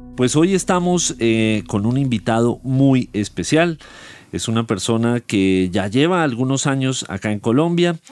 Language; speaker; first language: Spanish; native; Spanish